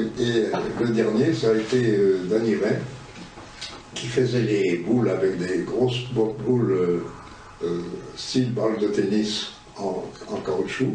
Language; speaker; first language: French; native; French